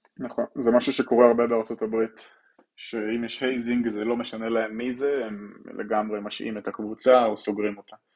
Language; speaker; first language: Hebrew; native; Hebrew